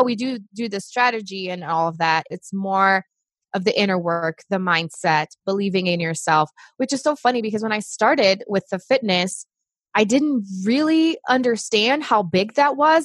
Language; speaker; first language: English; non-native, fluent; Portuguese